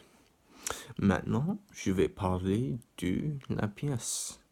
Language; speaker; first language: French; non-native, learner; English